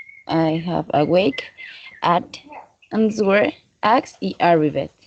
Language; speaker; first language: English; non-native, learner; Spanish